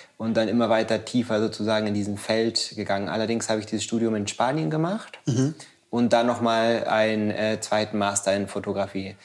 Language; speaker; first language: German; non-native, fluent; Spanish